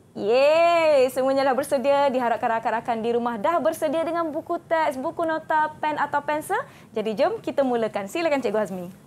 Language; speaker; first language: Malay; native; Malay